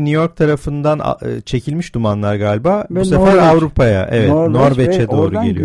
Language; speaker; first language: Turkish; native; Turkish